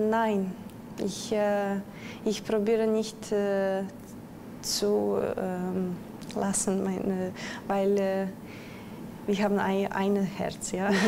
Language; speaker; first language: German; non-native, learner; Russian